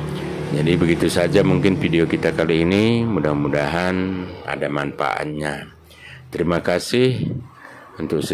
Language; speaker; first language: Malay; non-native, local second language; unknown